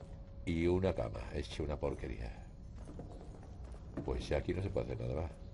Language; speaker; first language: Spanish; native; Spanish